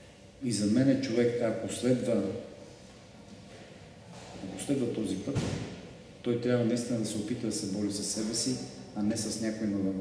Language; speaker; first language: Bulgarian; native; Bulgarian